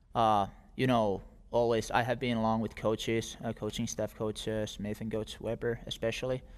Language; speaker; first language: English; non-native, fluent; Finnish